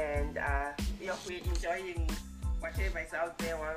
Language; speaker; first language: English; non-native, local second language; Shona